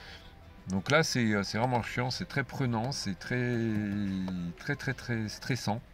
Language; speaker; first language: French; native; French